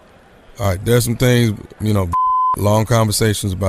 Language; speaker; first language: English; native; English